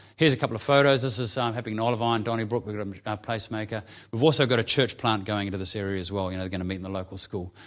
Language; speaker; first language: English; native; English